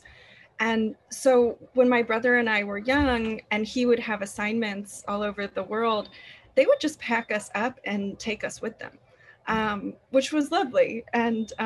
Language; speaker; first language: English; native; English